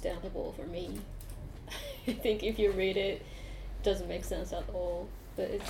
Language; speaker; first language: English; non-native, fluent; Japanese